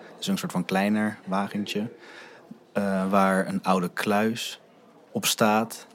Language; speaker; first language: Dutch; native; Dutch